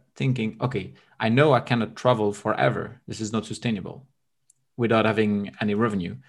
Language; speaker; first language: English; non-native, fluent; French